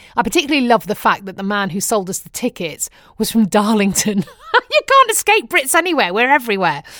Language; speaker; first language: English; native; English